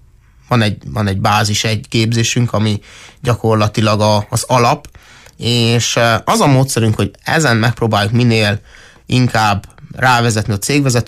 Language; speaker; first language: Hungarian; native; Hungarian